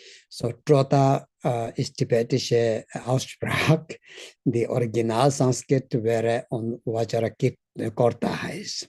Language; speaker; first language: German; non-native, learner; Tibetan